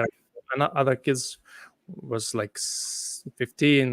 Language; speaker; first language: English; non-native, fluent; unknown